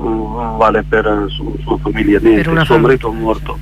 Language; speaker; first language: Italian; non-native, learner; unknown